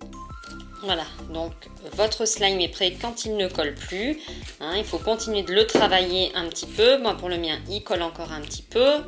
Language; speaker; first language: French; native; French